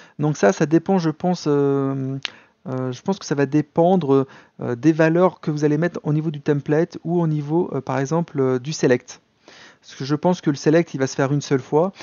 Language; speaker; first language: French; native; French